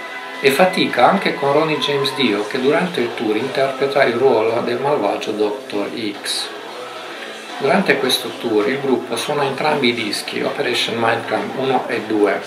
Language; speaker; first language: Italian; native; Italian